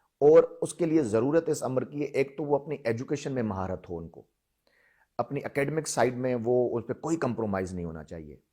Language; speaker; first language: Urdu; non-native, local second language; Sindhi